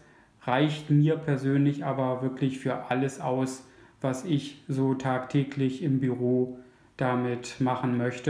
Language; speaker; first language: German; native; German